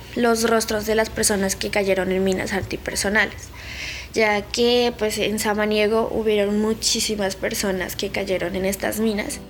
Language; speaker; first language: Spanish; native; Spanish